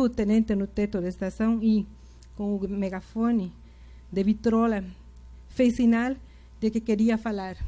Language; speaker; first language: Portuguese; non-native, fluent; Spanish